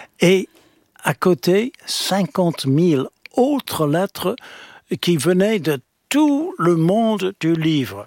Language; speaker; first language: French; non-native, fluent; English